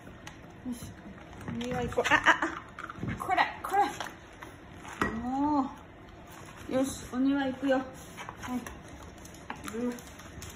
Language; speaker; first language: Japanese; native; Japanese